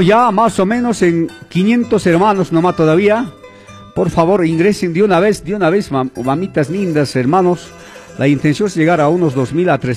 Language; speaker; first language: Spanish; non-native, local second language; Quechua